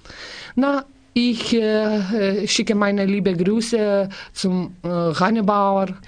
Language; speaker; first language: German; non-native, learner; Lithuanian